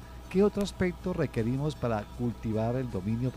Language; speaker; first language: Spanish; native; Spanish